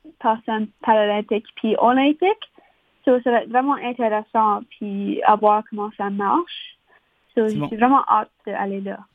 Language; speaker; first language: French; non-native, local second language; English